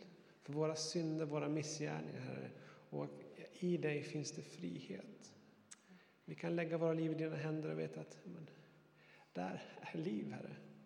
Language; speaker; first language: Swedish; native; Swedish